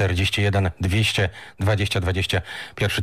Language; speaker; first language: Polish; native; Polish